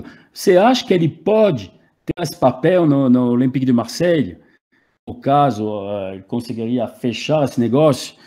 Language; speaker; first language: Portuguese; non-native, fluent; French